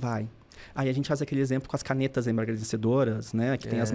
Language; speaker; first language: Portuguese; native; Portuguese